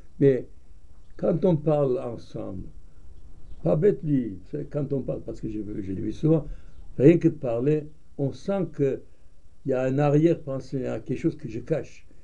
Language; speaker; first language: French; non-native, fluent; Armenian